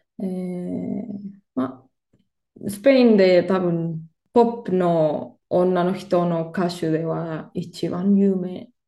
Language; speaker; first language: Japanese; non-native, fluent; Spanish